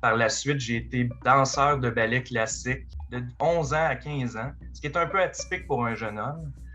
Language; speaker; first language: French; native; French